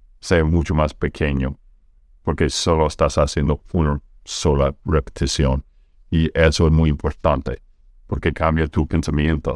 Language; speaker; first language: Spanish; non-native, fluent; English